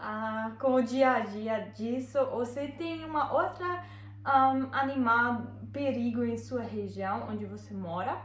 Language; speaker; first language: Portuguese; non-native, learner; German